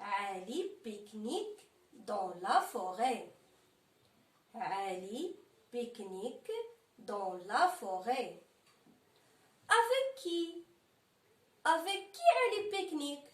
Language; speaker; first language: French; non-native, local second language; Arabic